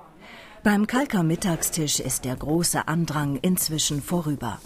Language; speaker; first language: German; native; German